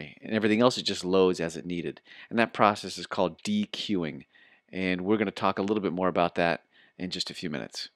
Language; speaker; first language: English; native; English